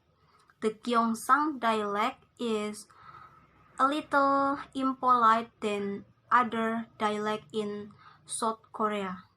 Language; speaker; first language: English; non-native, learner; Indonesian